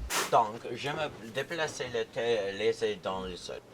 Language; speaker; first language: French; non-native, learner; English